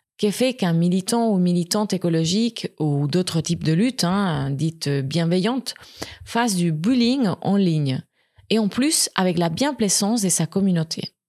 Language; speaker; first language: French; non-native, fluent; Spanish